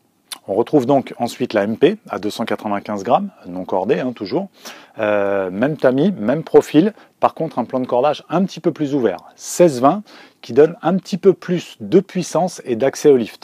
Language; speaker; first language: French; native; French